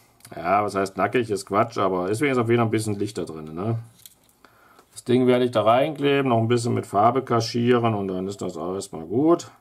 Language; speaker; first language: German; native; German